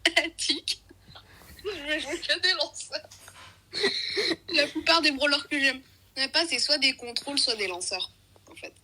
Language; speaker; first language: French; native; French